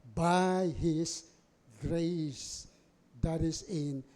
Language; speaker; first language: English; non-native, local second language; Filipino